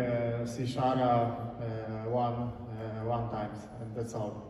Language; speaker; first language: English; non-native, learner; Polish